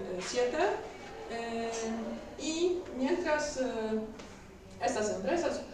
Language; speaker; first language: Spanish; non-native, learner; Polish